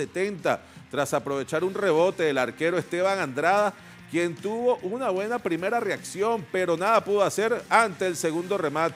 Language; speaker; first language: Spanish; native; Spanish